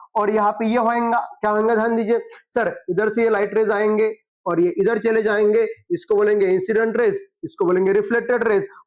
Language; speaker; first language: Hindi; non-native, local second language; Marathi